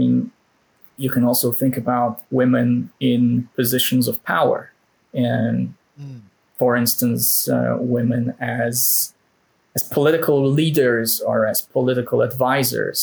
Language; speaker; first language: English; non-native, fluent; Polish